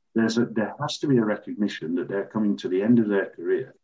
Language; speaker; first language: English; native; English